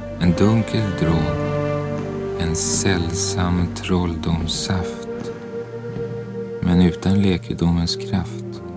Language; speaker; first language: Swedish; native; Swedish